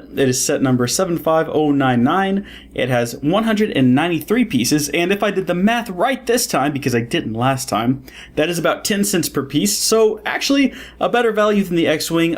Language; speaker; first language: English; native; English